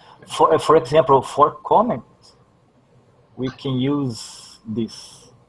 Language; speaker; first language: English; non-native, learner; Portuguese